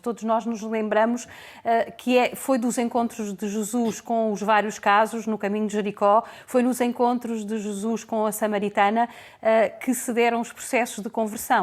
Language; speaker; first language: Portuguese; native; Portuguese